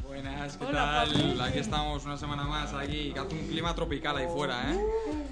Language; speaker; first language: Spanish; native; Spanish